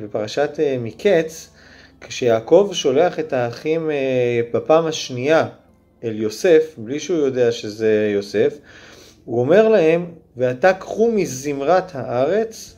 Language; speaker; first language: Hebrew; native; Hebrew